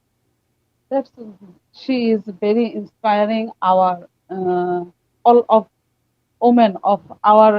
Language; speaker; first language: English; non-native, learner; Bangla